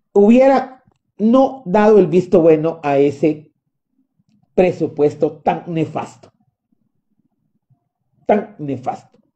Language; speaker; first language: Spanish; native; Spanish